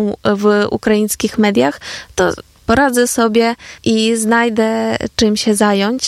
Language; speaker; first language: Polish; non-native, fluent; Ukrainian